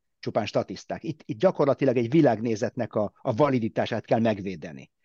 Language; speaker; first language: Hungarian; early bilingual, heritage; Hungarian